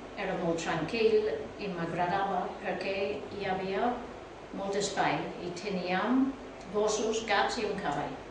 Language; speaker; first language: Catalan; non-native, learner; English